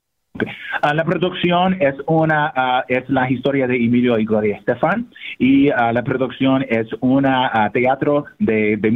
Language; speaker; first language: Spanish; non-native, learner; English